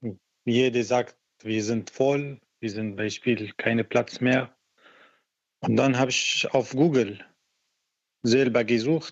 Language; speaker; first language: German; non-native, learner; Arabic